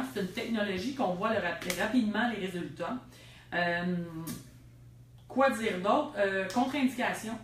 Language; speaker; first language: French; native; French